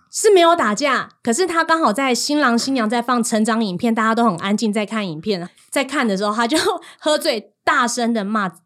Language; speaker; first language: Chinese; native; Chinese